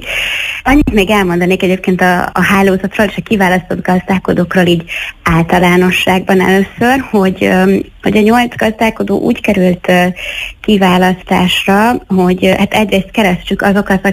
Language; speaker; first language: Hungarian; native; Hungarian